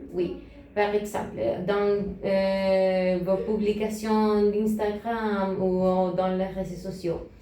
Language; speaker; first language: French; non-native, learner; Spanish